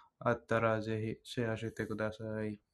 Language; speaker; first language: Japanese; non-native, fluent; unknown